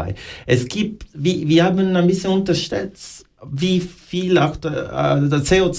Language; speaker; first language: German; non-native, learner; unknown